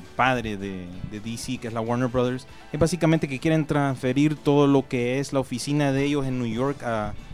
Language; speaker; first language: Spanish; native; Spanish